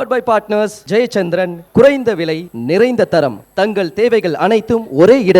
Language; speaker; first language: Tamil; native; Tamil